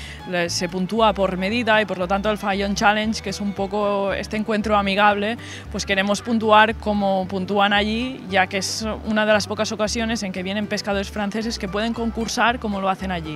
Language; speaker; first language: Spanish; native; Spanish